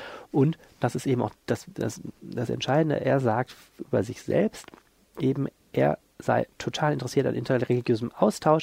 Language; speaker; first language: German; native; German